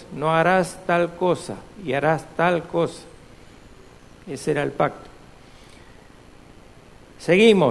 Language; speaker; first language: Spanish; native; Spanish